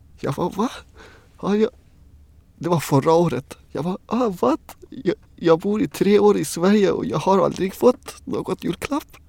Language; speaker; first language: Swedish; non-native, fluent; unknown